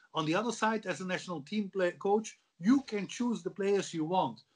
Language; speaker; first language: English; non-native, fluent; Dutch